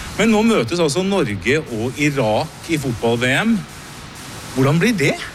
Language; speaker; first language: Norwegian; native; Norwegian